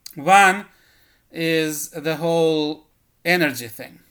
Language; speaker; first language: English; early bilingual, other home language; Russian